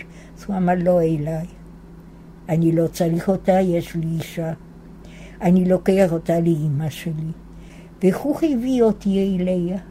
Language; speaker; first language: Hebrew; non-native, fluent; Yiddish